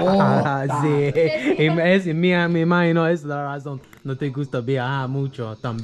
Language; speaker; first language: Spanish; non-native, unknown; English